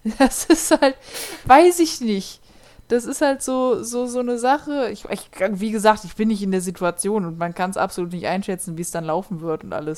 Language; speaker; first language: German; native; German